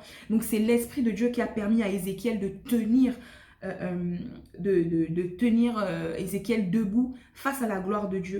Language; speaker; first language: French; native; French